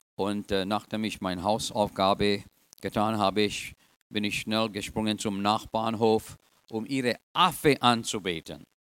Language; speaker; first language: German; non-native, fluent; English